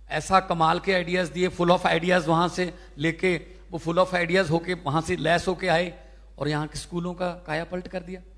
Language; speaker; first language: Hindi; non-native, local second language; Punjabi